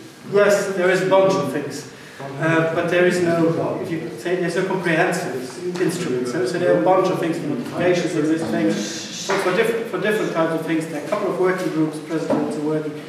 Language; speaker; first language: English; non-native, fluent; Luxembourgish